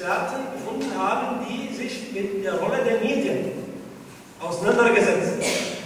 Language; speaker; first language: German; non-native, fluent; Arabic